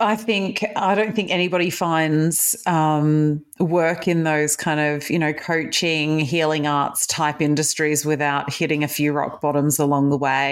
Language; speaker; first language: English; native; English